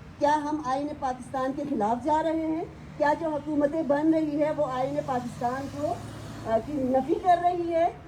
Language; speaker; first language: Urdu; non-native, local second language; Hazaragi